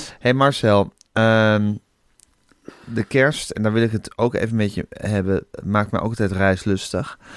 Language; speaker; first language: Dutch; native; Dutch